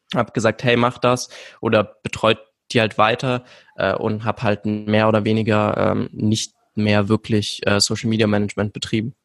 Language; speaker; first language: German; native; German